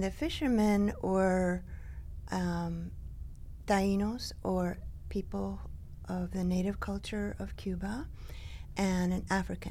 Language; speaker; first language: English; early bilingual, other home language; Spanish